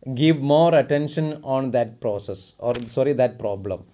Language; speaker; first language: English; non-native, local second language; Malayalam